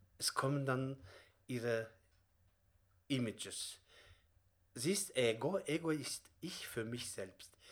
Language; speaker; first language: German; non-native, fluent; Kazakh